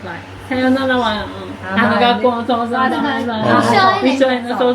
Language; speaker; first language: Japanese; native; Japanese